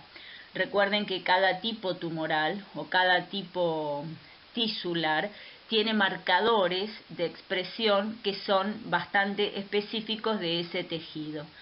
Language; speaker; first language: Spanish; native; Spanish